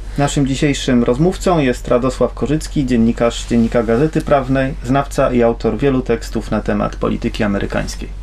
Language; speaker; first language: Polish; native; Polish